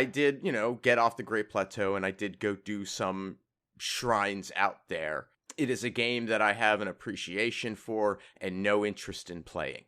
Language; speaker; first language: English; native; English